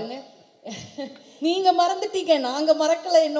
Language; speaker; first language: Tamil; native; Tamil